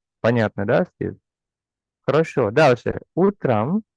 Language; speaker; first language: Russian; non-native, fluent; Indonesian